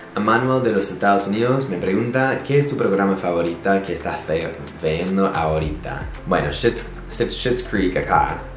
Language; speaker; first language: Spanish; non-native, fluent; English